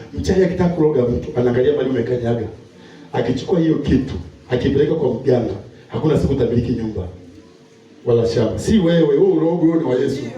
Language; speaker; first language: Swahili; non-native, local second language; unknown